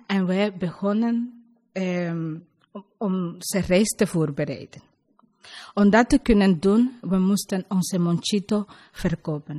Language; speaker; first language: Dutch; non-native, learner; Spanish